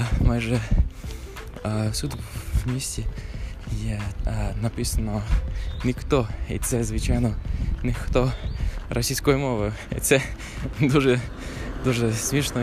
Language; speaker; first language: Ukrainian; non-native, fluent; English